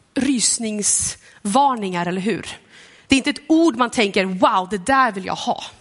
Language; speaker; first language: Swedish; native; Swedish